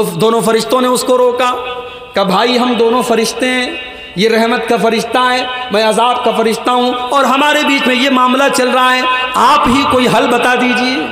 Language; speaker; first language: Urdu; native; Urdu